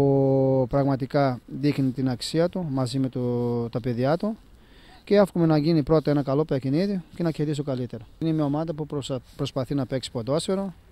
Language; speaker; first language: Greek; non-native, fluent; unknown